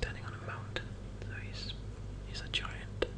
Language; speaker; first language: English; non-native, fluent; Danish